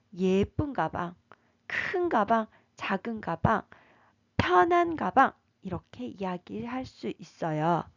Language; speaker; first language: Korean; native; Korean